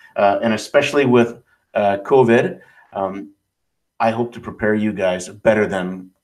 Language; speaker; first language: English; native; English